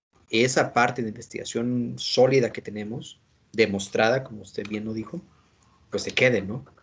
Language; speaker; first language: Spanish; native; Spanish